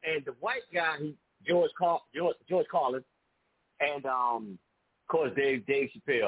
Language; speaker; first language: English; native; English